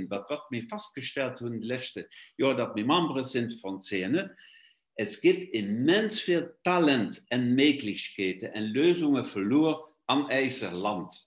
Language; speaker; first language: German; non-native, fluent; Luxembourgish